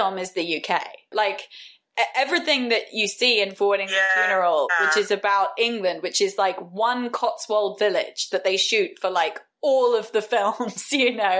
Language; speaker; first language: English; native; English